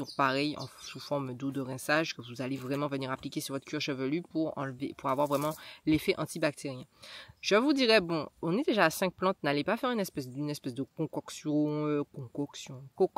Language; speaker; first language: French; native; French